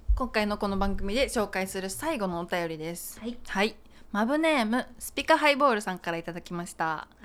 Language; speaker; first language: Japanese; native; Japanese